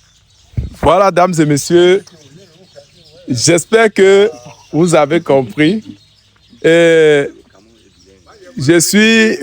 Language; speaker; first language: French; native; French